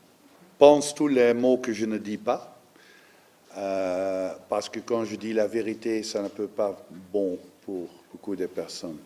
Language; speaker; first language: French; non-native, learner; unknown